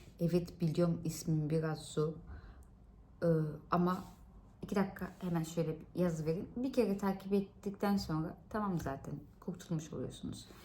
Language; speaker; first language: Turkish; early bilingual, heritage; Turkish